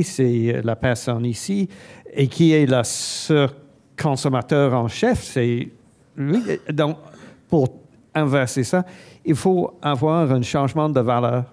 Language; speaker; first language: French; non-native, fluent; English